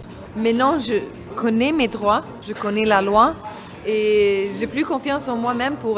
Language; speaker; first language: French; non-native, fluent; Arabic